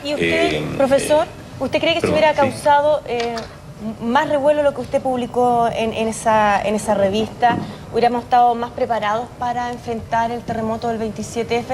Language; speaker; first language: Spanish; native; Spanish